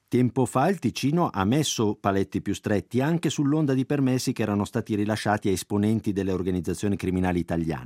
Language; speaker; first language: Italian; native; Italian